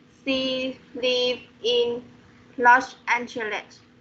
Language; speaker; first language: English; non-native, learner; Vietnamese